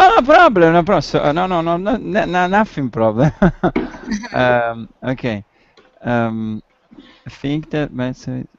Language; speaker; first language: English; non-native, learner; Italian